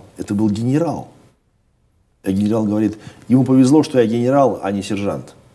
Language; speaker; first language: Russian; native; Russian